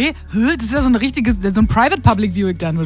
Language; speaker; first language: German; native; German